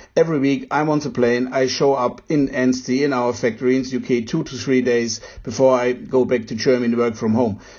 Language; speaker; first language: English; non-native, fluent; German